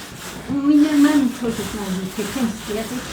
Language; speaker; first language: Russian; non-native, local second language; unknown